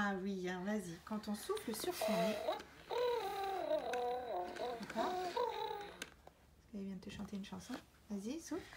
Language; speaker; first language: French; native; French